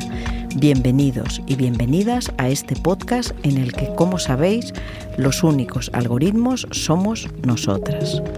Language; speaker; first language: Spanish; native; Spanish